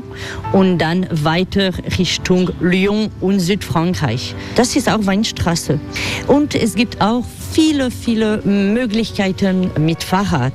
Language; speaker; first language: German; non-native, fluent; French